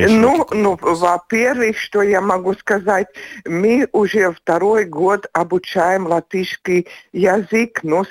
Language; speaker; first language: Russian; non-native, local second language; Latvian